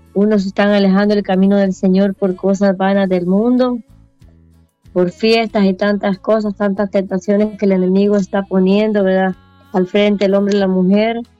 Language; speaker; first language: Spanish; native; Spanish